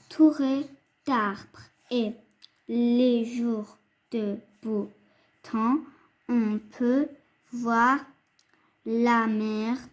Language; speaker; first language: French; non-native, fluent; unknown